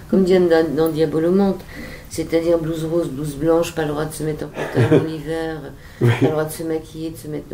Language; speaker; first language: French; native; French